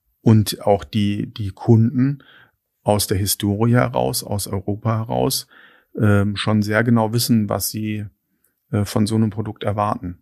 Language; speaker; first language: German; native; German